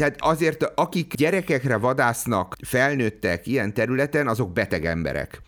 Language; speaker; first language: Hungarian; native; Hungarian